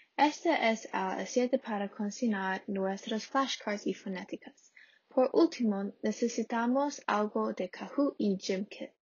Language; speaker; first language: Spanish; non-native, learner; English